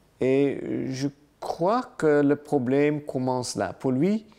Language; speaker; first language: French; non-native, learner; Dutch